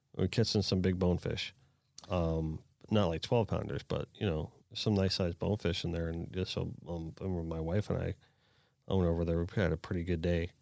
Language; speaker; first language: English; native; English